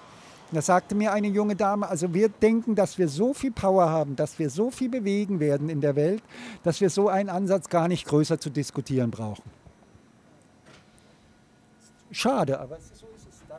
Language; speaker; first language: German; native; German